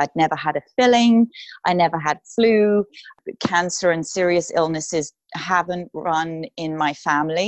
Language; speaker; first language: English; native; English